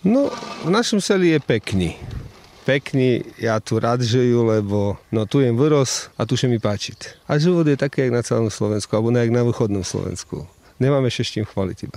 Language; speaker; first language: Slovak; non-native, local second language; Rusyn